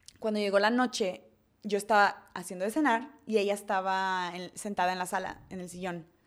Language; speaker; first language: Spanish; early bilingual, heritage; Spanish